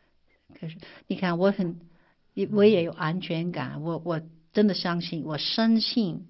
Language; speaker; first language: Chinese; non-native, fluent; English